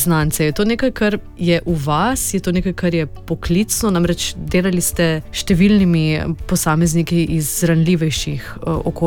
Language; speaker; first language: Slovenian; native; Slovenian